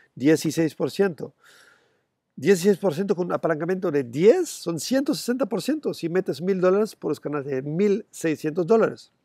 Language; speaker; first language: Spanish; non-native, fluent; German